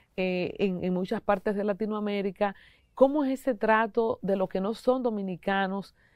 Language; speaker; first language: Spanish; native; Spanish